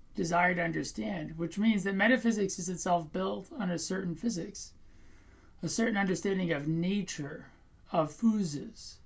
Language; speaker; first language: English; native; English